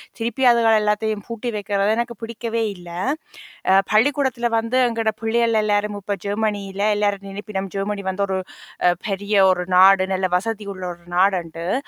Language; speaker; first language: Tamil; native; Tamil